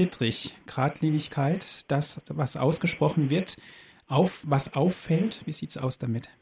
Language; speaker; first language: German; native; German